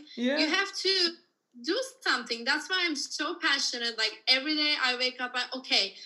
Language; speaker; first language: English; non-native, fluent; Turkish